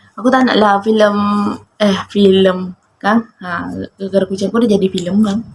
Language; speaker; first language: Malay; native; Malay